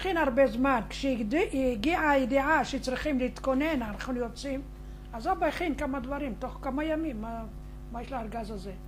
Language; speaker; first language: Hebrew; non-native, fluent; Arabic